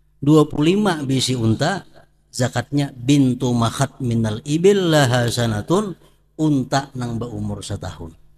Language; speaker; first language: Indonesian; non-native, local second language; Banjar